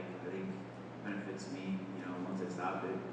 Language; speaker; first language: English; native; English